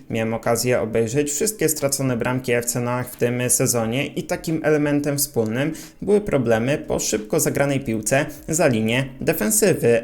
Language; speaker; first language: Polish; native; Polish